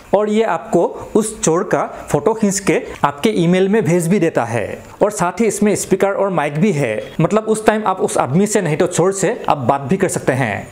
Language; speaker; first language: Hindi; non-native, local second language; Assamese